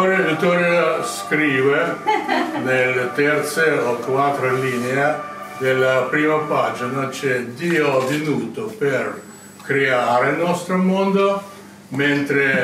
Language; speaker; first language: Italian; non-native, learner; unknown